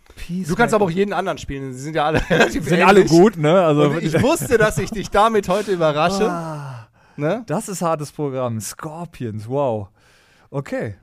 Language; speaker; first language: German; native; German